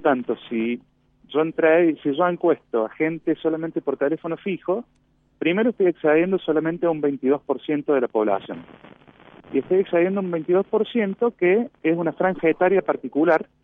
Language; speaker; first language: Spanish; native; Spanish